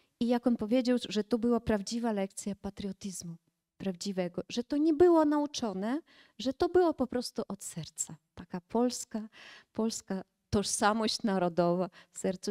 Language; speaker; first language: Polish; early bilingual, heritage; Polish